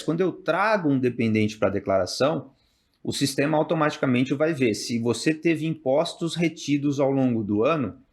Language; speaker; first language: Portuguese; native; Portuguese